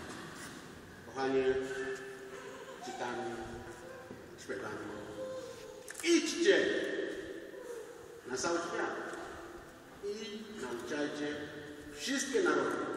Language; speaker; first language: Polish; non-native, learner; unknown